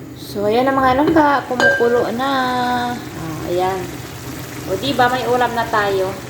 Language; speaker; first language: Filipino; non-native, local second language; Cebuano